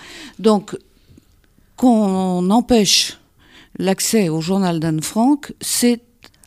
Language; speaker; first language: French; native; French